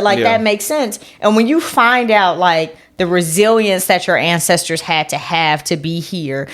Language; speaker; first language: English; native; English